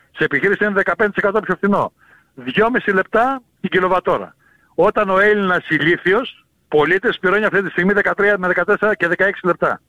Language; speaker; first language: Greek; native; Greek